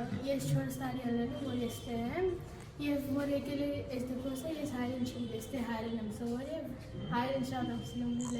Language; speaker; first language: Armenian; non-native, fluent; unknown